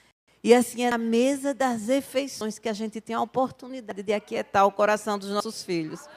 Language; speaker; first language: Portuguese; native; Portuguese